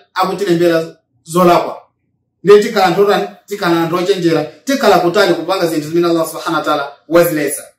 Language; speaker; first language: Nyanja; native; Nyanja